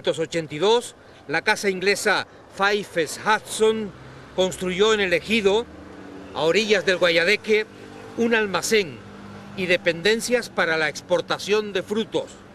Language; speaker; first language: Spanish; native; Spanish